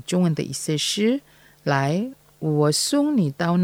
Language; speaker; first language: Chinese; non-native, fluent; Indonesian